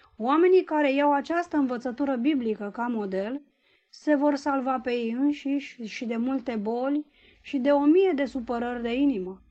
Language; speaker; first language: Romanian; native; Romanian